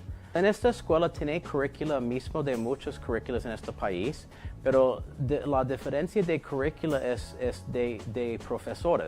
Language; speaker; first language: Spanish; non-native, learner; English